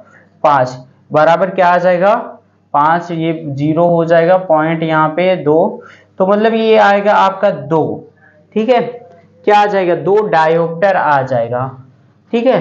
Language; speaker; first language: Hindi; native; Hindi